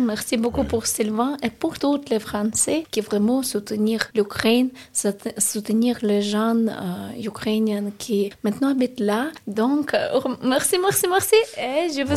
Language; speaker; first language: French; non-native, learner; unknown